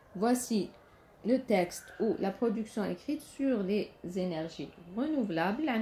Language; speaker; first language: French; non-native, local second language; Arabic